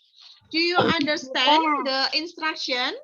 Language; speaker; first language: English; non-native, fluent; Indonesian